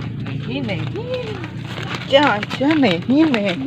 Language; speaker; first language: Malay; non-native, local second language; Sundanese